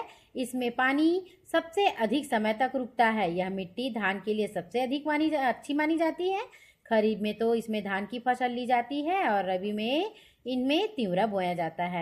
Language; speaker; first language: Hindi; native; Hindi